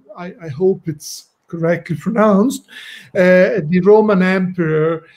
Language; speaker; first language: English; non-native, fluent; Italian